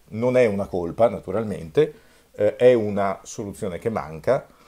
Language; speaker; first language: Italian; native; Italian